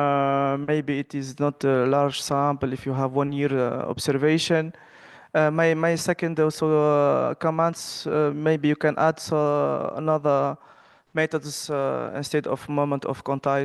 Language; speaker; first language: English; non-native, fluent; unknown